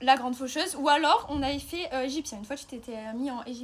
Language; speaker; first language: French; native; French